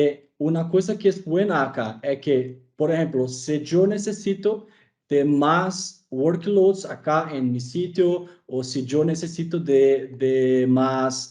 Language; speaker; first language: Spanish; non-native, fluent; Portuguese